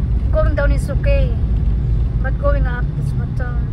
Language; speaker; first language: English; non-native, local second language; Filipino